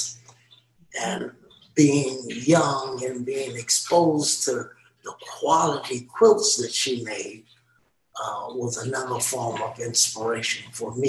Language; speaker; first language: English; native; English